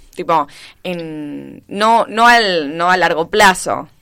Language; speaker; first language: Spanish; non-native, local second language; Catalan